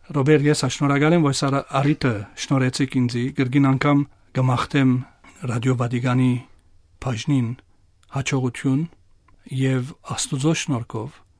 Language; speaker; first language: Armenian; native; Armenian